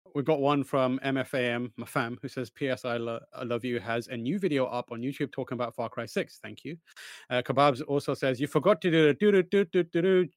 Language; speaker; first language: English; native; English